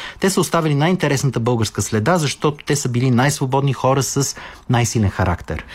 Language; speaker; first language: Bulgarian; native; Bulgarian